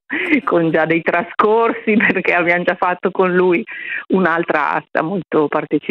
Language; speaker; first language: Italian; native; Italian